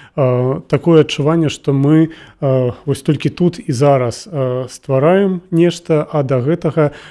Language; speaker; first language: Belarusian; native; Belarusian